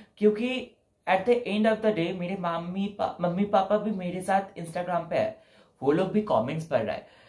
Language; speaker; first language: Hindi; non-native, local second language; Bangla